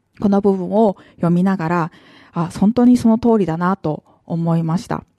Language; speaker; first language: Japanese; non-native, fluent; Korean